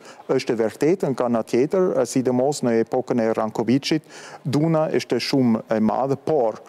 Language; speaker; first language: Albanian; non-native, fluent; German